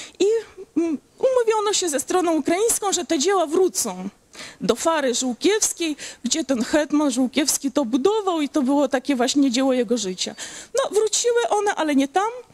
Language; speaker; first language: Polish; early bilingual, heritage; Polish